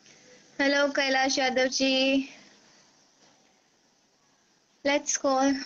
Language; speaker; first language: Hindi; native; Hindi